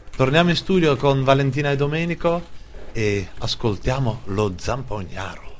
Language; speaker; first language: Italian; early bilingual, heritage; Italian